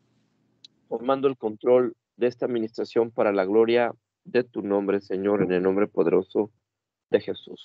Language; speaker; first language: Spanish; native; Spanish